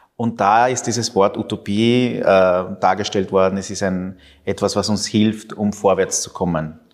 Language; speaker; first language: German; early bilingual, other home language; Spanish